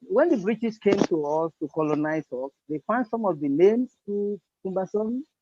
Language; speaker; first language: English; non-native, local second language; Yoruba